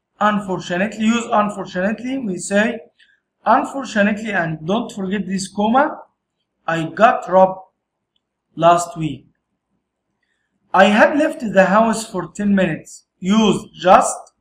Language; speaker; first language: English; non-native, fluent; Arabic